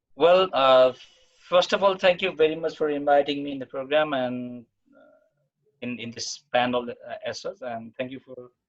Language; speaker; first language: English; non-native, local second language; Nepali